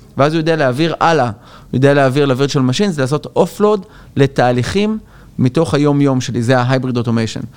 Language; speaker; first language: Hebrew; native; Hebrew